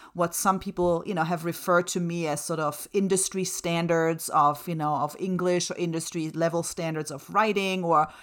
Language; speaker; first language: English; non-native, fluent; German